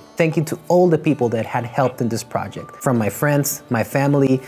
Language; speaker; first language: English; non-native, fluent; Spanish